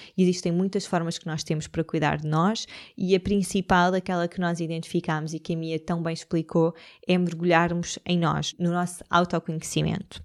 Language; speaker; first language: Portuguese; native; Portuguese